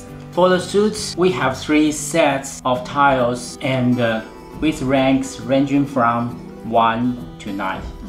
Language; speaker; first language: English; non-native, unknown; Chinese